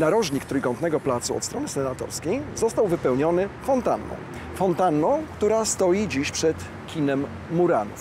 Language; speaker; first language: Polish; native; Polish